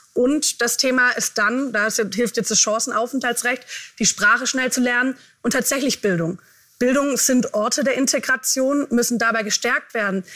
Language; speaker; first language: German; native; German